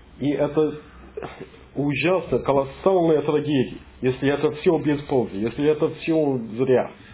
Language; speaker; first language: Russian; non-native, fluent; English